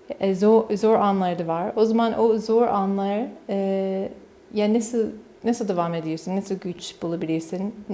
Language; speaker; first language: Turkish; non-native, learner; English